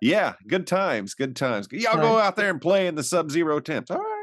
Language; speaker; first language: English; native; English